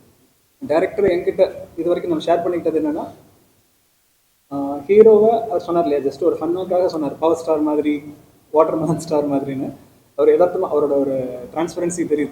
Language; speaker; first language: Tamil; native; Tamil